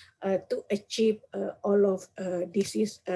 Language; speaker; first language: English; non-native, learner; Indonesian